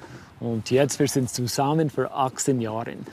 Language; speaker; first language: German; non-native, learner; English